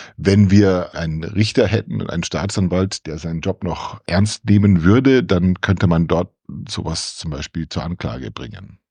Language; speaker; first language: German; non-native, fluent; English